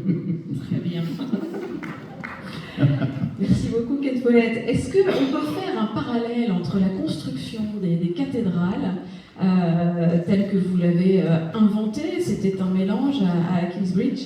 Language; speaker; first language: French; native; French